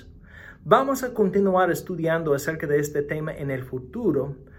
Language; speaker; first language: Spanish; non-native, fluent; English